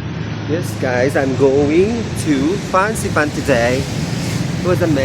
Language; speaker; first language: English; non-native, local second language; Filipino